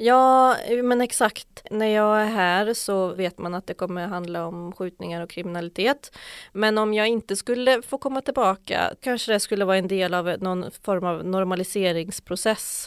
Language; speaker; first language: Swedish; native; Swedish